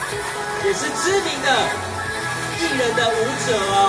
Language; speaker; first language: Chinese; native; Chinese